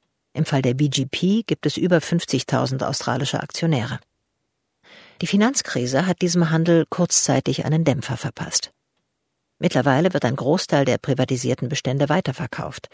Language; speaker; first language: German; native; German